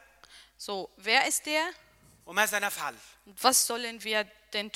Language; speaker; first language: German; non-native, learner; Arabic